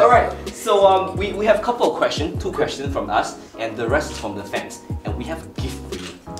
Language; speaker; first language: English; non-native, local second language; Chinese